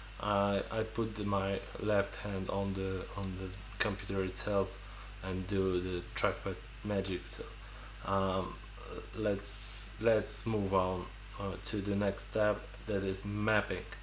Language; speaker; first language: English; non-native, fluent; Polish